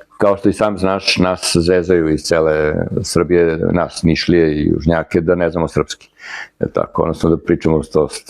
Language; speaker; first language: Serbian; native; Serbian